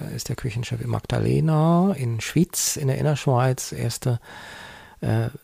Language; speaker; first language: German; native; German